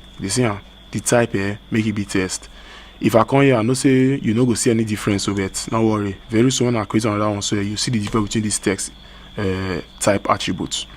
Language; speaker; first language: Nigerian Pidgin; native; Nigerian Pidgin